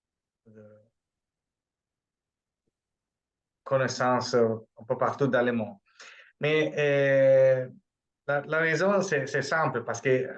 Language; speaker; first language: French; non-native, fluent; Italian